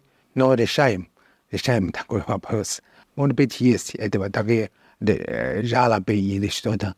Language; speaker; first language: Russian; non-native, learner; Chinese